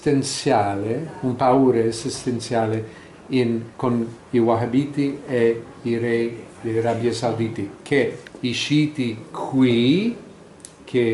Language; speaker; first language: Italian; non-native, fluent; English